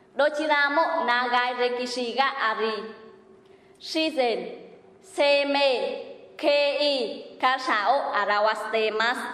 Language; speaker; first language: Japanese; non-native, fluent; Vietnamese